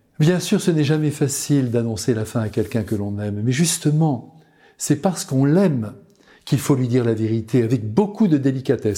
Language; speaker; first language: French; native; French